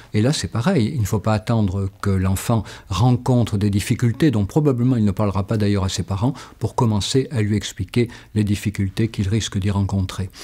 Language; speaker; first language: French; native; French